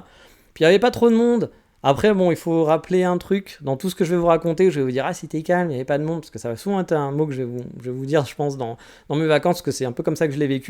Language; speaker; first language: French; native; French